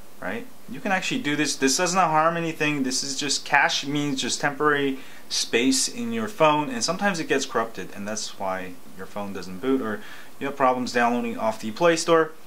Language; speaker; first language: English; native; English